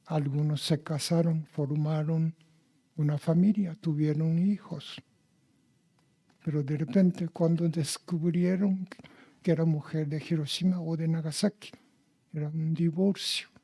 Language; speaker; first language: Spanish; non-native, fluent; Japanese